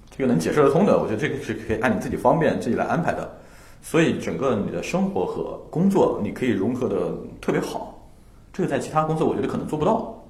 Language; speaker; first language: Chinese; native; Chinese